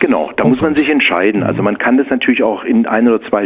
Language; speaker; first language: German; native; German